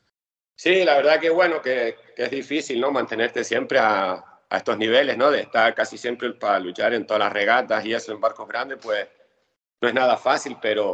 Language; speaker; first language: Spanish; native; Spanish